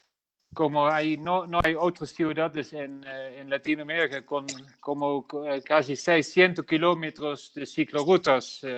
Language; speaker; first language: Spanish; non-native, learner; Dutch